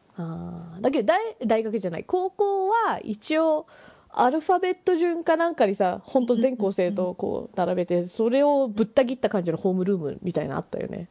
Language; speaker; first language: Japanese; early bilingual, heritage; Japanese